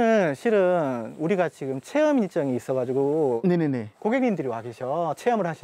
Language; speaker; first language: Korean; native; Korean